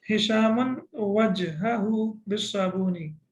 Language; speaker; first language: Arabic; non-native, fluent; English